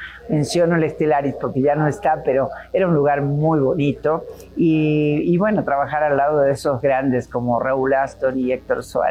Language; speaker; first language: Spanish; native; Spanish